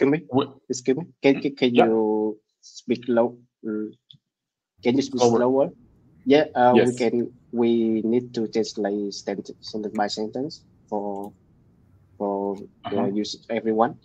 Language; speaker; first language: English; non-native, learner; Vietnamese